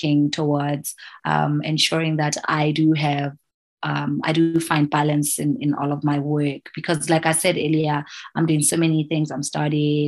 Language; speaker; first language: English; non-native, local second language; Southern Sotho